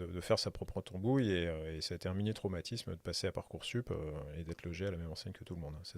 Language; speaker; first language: French; native; French